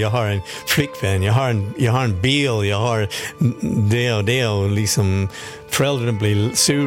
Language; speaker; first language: Swedish; non-native, fluent; English